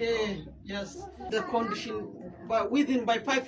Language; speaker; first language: English; non-native, learner; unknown